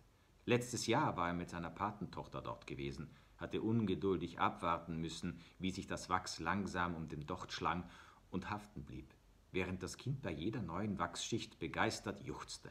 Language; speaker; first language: German; native; German